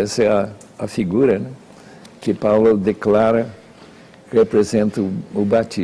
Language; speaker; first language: Portuguese; non-native, fluent; English